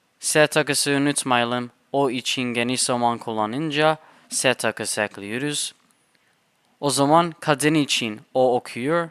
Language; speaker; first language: Turkish; non-native, fluent; English